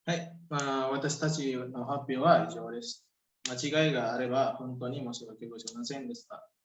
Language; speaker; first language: Japanese; non-native, learner; Indonesian